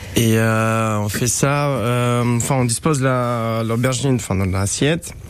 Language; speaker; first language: French; non-native, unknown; Romanian